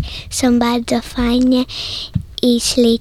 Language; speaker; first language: Polish; early bilingual, heritage; Polish